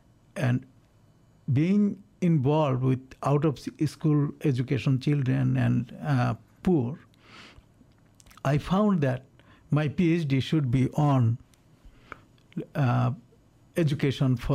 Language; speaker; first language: English; non-native, local second language; Bangla